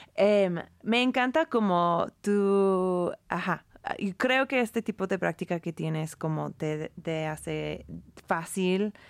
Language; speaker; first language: Spanish; non-native, fluent; English